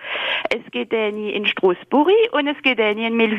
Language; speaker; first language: German; non-native, local second language; French